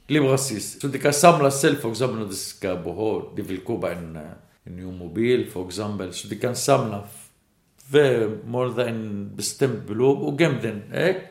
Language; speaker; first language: Danish; non-native, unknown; Arabic